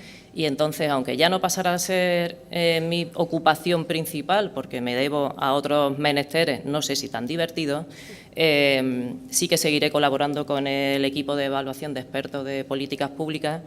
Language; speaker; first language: Spanish; native; Spanish